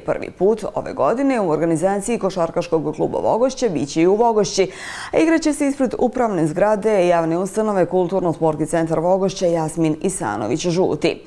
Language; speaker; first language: Bosnian; native; Bosnian